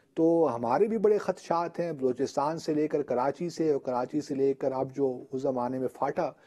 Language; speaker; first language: Urdu; native; Urdu